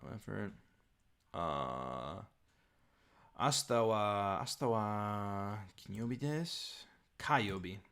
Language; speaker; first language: Japanese; non-native, learner; English